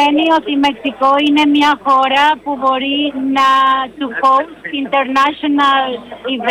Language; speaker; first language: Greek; non-native, learner; Spanish